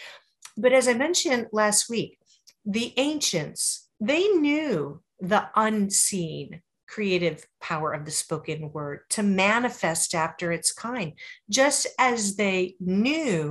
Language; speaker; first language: English; native; English